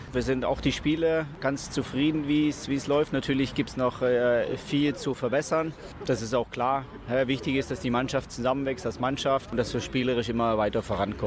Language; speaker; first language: German; native; German